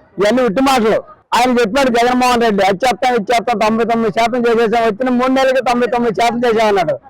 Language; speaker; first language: Telugu; native; Telugu